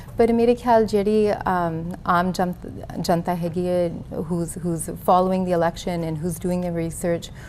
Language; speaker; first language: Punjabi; early bilingual, heritage; Punjabi